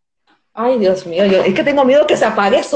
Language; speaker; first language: Spanish; native; Spanish